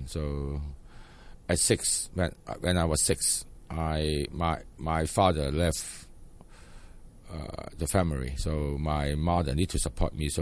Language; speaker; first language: English; non-native, local second language; Cantonese